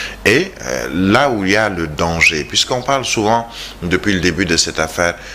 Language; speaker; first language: French; non-native, local second language; Wolof